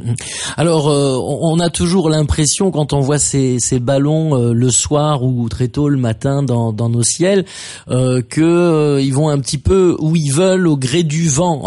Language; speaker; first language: French; native; French